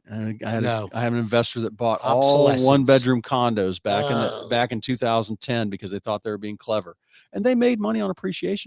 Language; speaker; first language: English; native; English